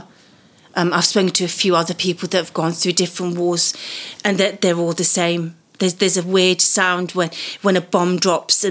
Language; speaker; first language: English; early bilingual, other home language; Persian